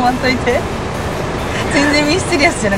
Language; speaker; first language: Japanese; native; Japanese